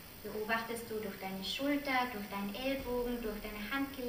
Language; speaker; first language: German; native; German